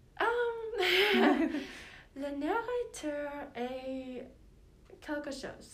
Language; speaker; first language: French; non-native, learner; English